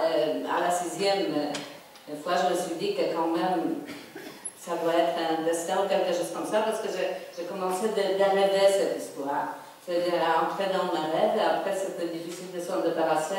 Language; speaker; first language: French; non-native, fluent; Polish